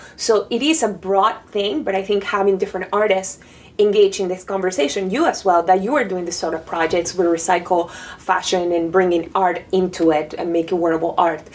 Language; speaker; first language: English; non-native, fluent; Spanish